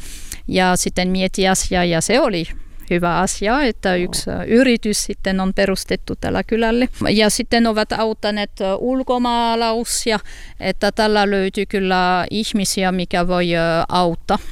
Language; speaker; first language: Finnish; non-native, learner; French